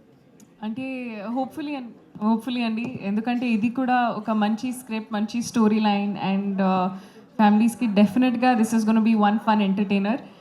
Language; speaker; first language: Telugu; non-native, local second language; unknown